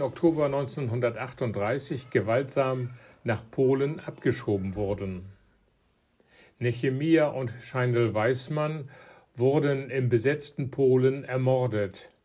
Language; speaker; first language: German; native; German